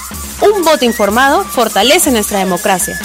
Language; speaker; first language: Spanish; native; Spanish